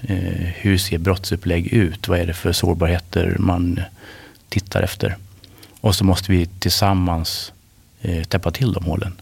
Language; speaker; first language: Swedish; native; Swedish